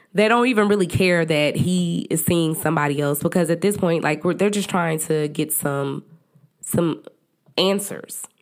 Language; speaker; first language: English; native; English